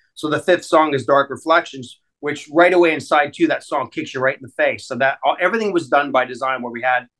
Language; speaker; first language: English; native; English